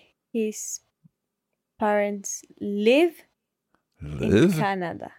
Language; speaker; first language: English; non-native, learner; Spanish